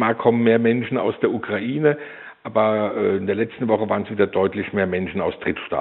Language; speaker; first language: German; native; German